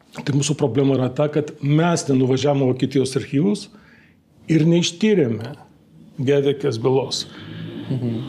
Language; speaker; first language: Lithuanian; native; Lithuanian